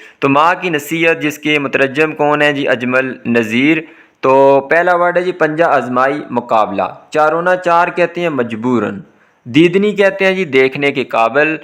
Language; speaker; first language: Urdu; native; Urdu